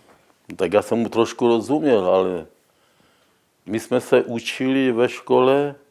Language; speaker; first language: Czech; non-native, local second language; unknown